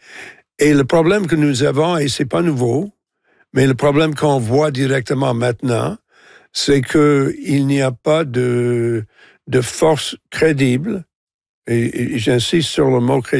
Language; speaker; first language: French; non-native, local second language; English